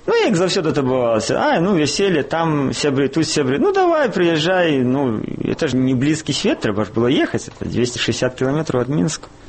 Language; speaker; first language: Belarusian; native; Belarusian